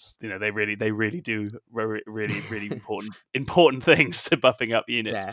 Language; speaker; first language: English; native; English